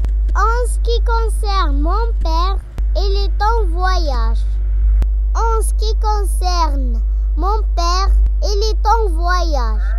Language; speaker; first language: French; non-native, local second language; Arabic